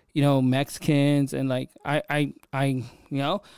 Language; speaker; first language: English; early bilingual, other home language; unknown